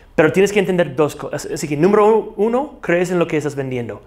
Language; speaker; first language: Spanish; non-native, fluent; English